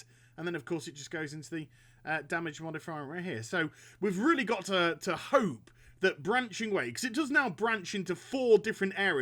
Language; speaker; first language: English; native; English